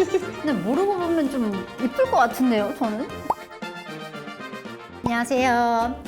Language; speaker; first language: Korean; non-native, fluent; Kazakh